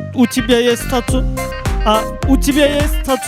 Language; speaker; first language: Russian; non-native, learner; Turkish